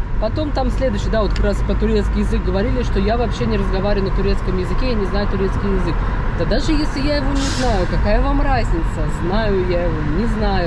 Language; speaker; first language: Russian; native; Russian